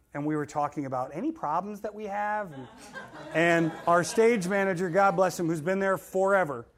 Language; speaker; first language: English; native; English